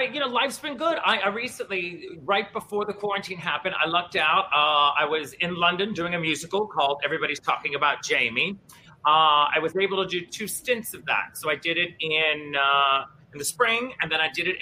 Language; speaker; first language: English; native; English